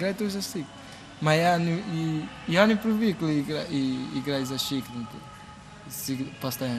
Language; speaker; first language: Russian; non-native, learner; Portuguese